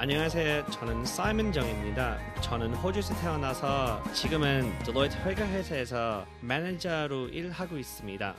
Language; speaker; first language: Korean; early bilingual, heritage; Korean